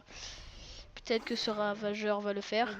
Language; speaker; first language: French; native; French